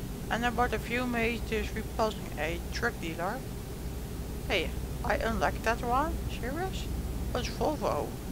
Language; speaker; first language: English; non-native, learner; Dutch